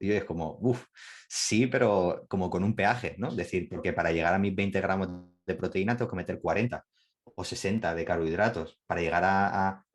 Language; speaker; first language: Spanish; native; Spanish